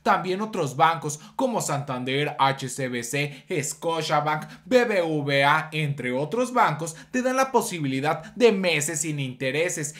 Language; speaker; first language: Spanish; native; Spanish